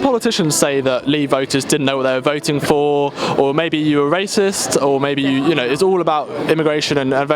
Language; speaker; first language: English; native; English